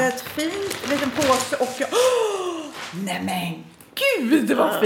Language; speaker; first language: Swedish; native; Swedish